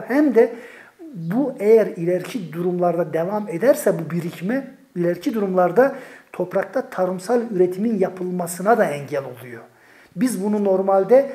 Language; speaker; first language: Turkish; native; Turkish